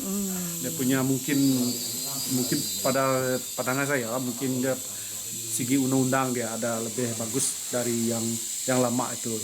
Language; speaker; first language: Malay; non-native, local second language; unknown